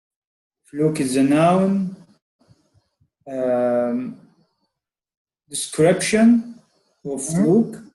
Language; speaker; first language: English; non-native, learner; Arabic